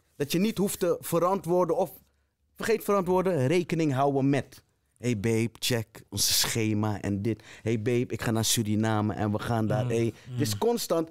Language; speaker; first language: Dutch; native; Dutch